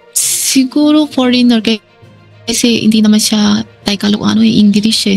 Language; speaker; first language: Filipino; non-native, learner; Chinese